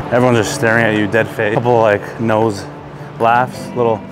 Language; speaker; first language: English; native; English